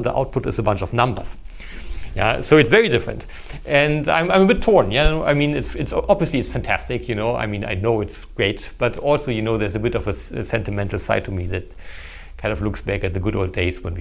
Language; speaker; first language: English; non-native, fluent; German